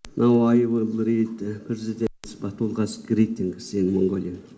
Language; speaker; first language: English; non-native, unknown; Mongolian